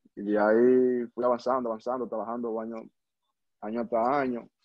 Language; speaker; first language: Spanish; native; Spanish